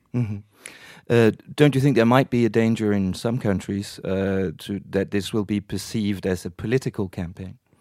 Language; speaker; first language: English; non-native, fluent; Danish